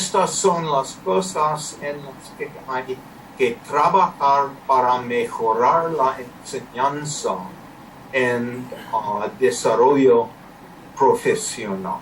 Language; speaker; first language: Spanish; non-native, learner; English